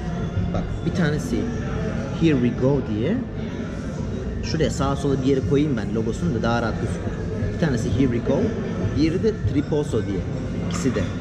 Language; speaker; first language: Turkish; native; Turkish